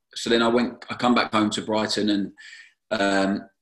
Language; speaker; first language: English; native; English